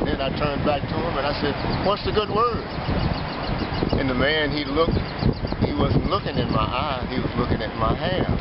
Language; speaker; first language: English; native; English